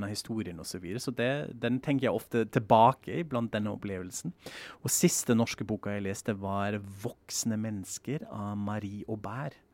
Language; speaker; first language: Norwegian; non-native, fluent; German